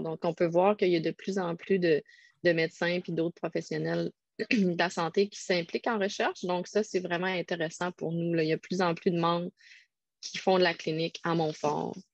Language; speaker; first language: French; native; French